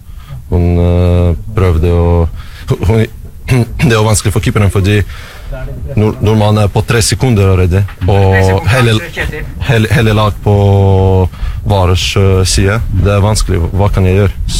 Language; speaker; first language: Norwegian; non-native, learner; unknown